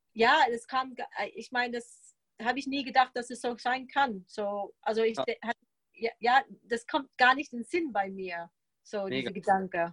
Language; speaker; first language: German; non-native, fluent; English